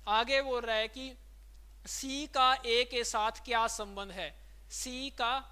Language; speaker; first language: Hindi; native; Hindi